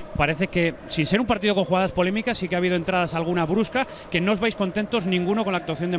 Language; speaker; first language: Spanish; native; Spanish